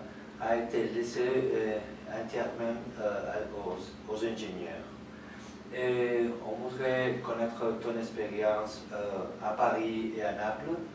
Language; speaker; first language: French; non-native, fluent; Spanish